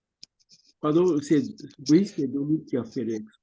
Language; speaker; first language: French; non-native, fluent; Japanese